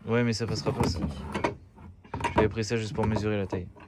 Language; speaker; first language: French; native; French